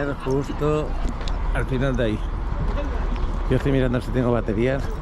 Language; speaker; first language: Spanish; native; Spanish